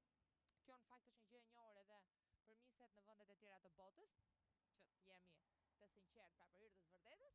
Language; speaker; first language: Albanian; native; Albanian